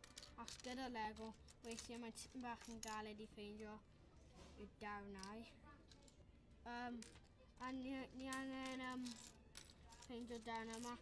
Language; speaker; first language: Welsh; non-native, local second language; English